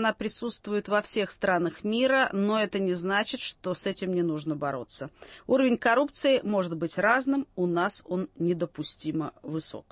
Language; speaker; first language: Russian; native; Russian